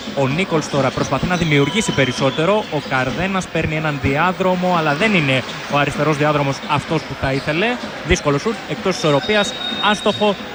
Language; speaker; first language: Greek; native; Greek